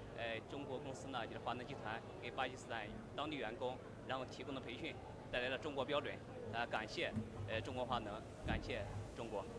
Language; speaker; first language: Chinese; native; Chinese